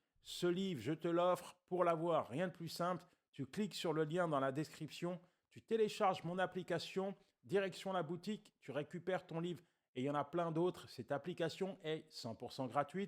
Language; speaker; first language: French; native; French